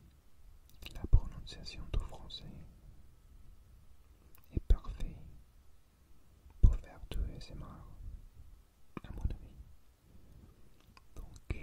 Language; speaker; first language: French; non-native, learner; English